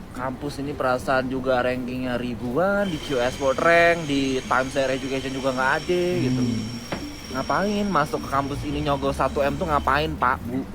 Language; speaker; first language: Indonesian; native; Indonesian